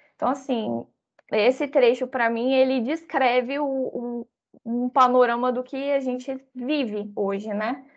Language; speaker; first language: Portuguese; native; Portuguese